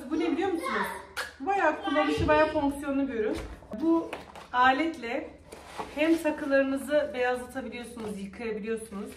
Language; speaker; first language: Turkish; native; Turkish